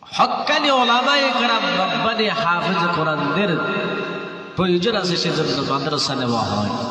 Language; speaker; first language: Bangla; native; Bangla